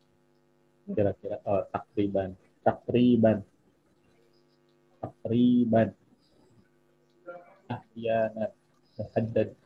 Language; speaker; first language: Arabic; non-native, learner; Indonesian